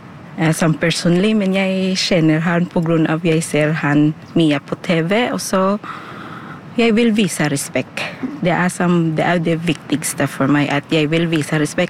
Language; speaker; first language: Norwegian; non-native, learner; Filipino